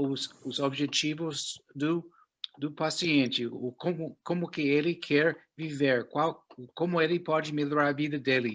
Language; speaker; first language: Portuguese; non-native, fluent; English